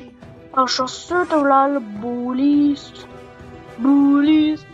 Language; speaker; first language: French; native; French